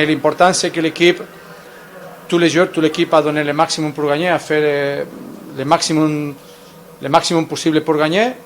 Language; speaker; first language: French; non-native, fluent; Spanish